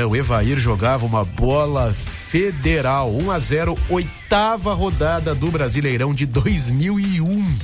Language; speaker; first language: Portuguese; native; Portuguese